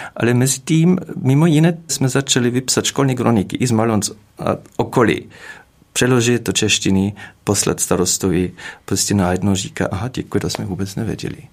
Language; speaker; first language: Czech; non-native, fluent; German